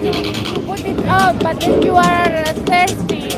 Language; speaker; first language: English; non-native, fluent; Spanish